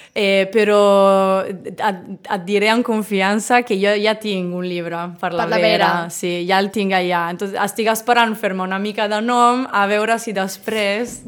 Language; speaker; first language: Catalan; non-native, fluent; Italian